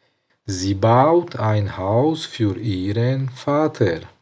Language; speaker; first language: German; non-native, learner; Tajik